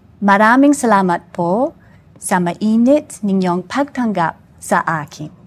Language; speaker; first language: Filipino; non-native, learner; English